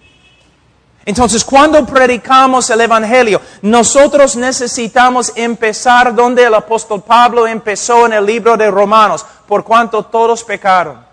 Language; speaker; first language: Spanish; non-native, fluent; English